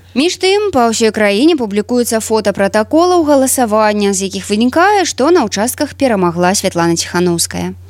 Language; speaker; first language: Belarusian; native; Belarusian